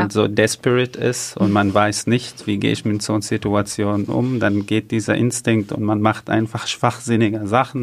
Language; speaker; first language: German; early bilingual, other home language; Arabic